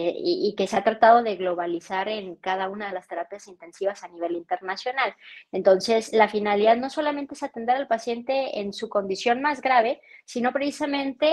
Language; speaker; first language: Spanish; native; Spanish